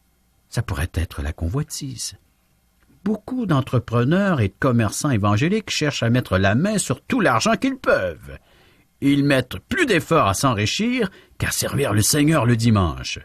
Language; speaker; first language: French; native; French